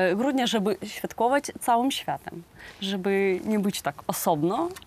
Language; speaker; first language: Polish; non-native, learner; Ukrainian